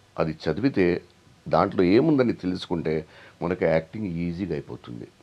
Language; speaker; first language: Telugu; non-native, local second language; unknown